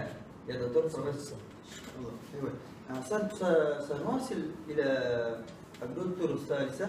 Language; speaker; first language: Arabic; non-native, learner; Malay